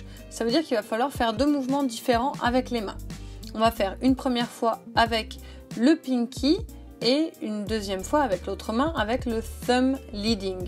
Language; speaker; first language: French; native; French